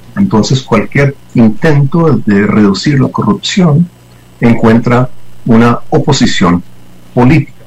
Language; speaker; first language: Spanish; non-native, fluent; English